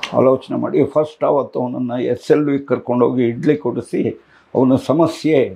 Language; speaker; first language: Kannada; non-native, local second language; Tamil